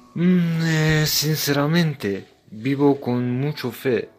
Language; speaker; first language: Spanish; non-native, learner; Persian